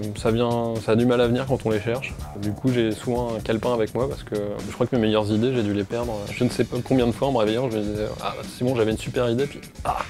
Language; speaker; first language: French; native; French